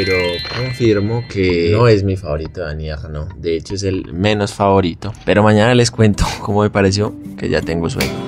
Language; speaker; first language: Spanish; native; Spanish